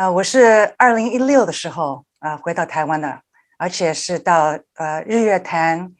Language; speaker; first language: Chinese; early bilingual, heritage; Chinese